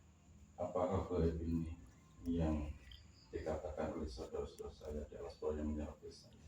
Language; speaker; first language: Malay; non-native, local second language; Javanese